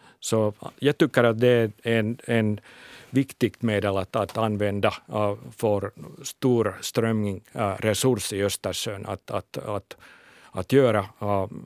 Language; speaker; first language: Swedish; non-native, local second language; Finnish